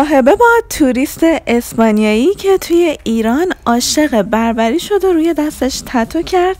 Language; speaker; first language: Persian; native; Persian